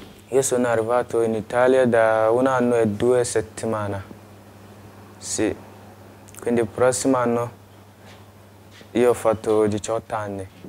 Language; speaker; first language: Italian; non-native, learner; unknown